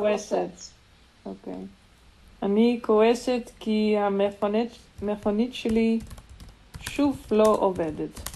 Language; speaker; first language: Hebrew; non-native, learner; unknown